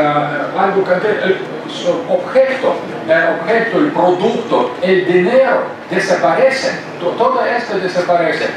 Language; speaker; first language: Spanish; non-native, fluent; Russian